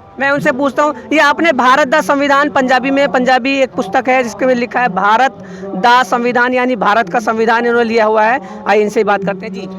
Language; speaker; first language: Hindi; native; Hindi